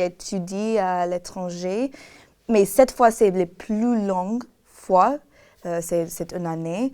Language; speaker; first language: French; non-native, learner; English